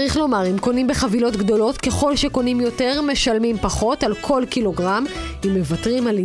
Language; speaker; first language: Hebrew; native; Hebrew